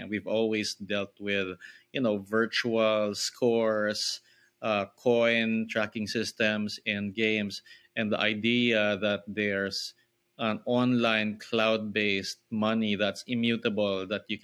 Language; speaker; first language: English; non-native, local second language; Filipino